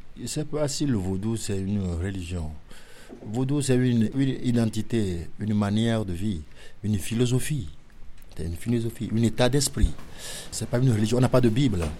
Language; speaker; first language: French; non-native, local second language; Ewe